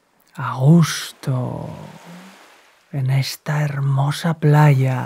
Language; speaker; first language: Spanish; native; Spanish